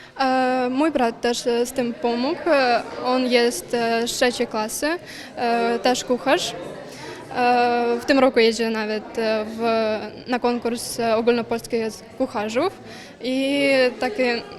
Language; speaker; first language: Polish; non-native, learner; Ukrainian